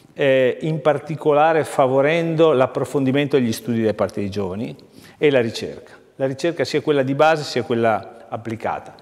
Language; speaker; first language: Italian; native; Italian